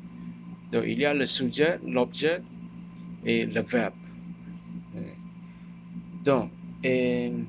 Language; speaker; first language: French; non-native, learner; Chinese